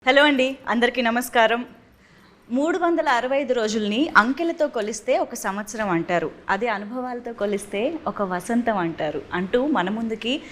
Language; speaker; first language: Telugu; native; Telugu